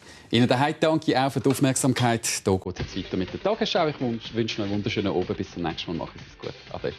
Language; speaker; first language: German; native; German